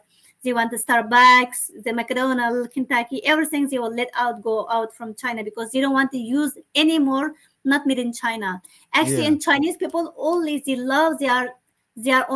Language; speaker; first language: English; non-native, learner; Chinese